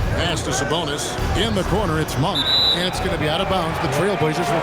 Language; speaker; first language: English; native; English